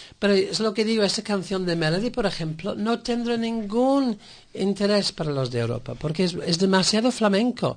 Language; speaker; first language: Spanish; non-native, fluent; English